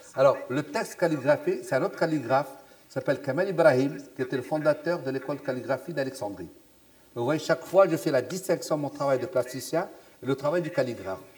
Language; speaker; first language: French; non-native, local second language; Arabic